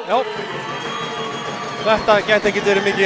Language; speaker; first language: Icelandic; native; Icelandic